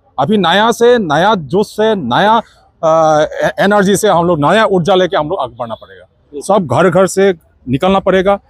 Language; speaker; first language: Hindi; non-native, local second language; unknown